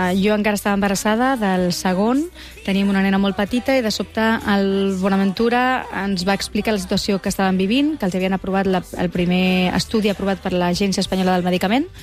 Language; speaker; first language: Catalan; non-native, local second language; Spanish